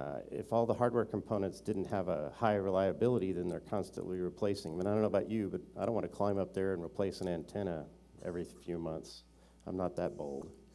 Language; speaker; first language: English; native; English